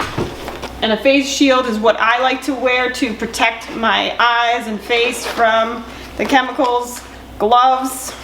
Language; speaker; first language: English; native; English